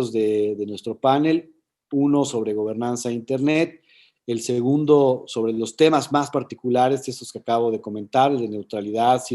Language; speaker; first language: Spanish; native; Spanish